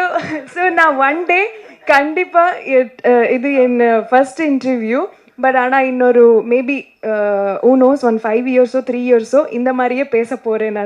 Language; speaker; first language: Tamil; non-native, learner; Kannada